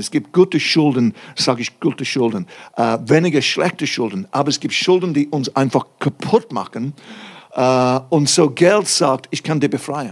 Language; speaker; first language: German; non-native, fluent; English